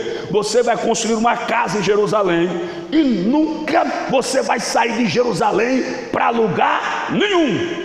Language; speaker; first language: Portuguese; native; Portuguese